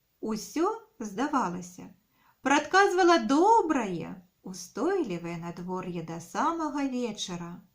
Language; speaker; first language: Belarusian; non-native, local second language; Russian